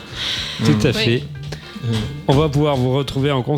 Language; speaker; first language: French; native; French